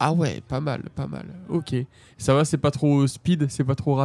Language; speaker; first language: French; native; French